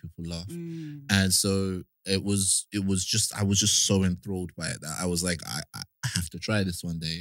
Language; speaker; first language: English; native; English